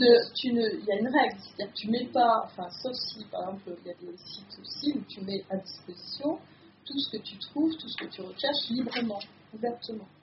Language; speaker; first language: French; native; French